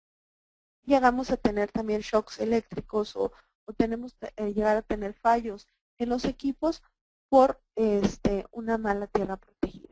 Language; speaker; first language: Spanish; native; Spanish